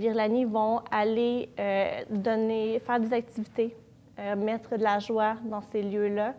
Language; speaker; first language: French; native; French